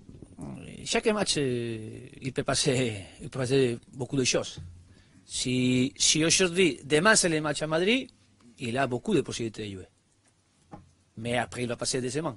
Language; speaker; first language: French; non-native, learner; Spanish